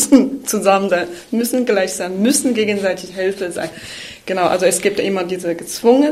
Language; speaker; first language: German; non-native, fluent; Chinese